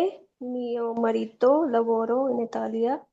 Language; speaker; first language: Italian; non-native, learner; Urdu